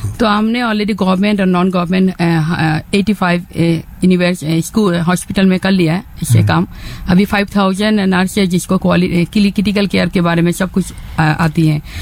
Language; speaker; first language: Hindi; non-native, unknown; Bangla